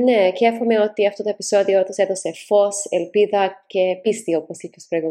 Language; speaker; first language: Greek; early bilingual, heritage; Greek